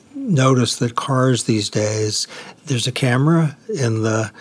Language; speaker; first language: English; native; English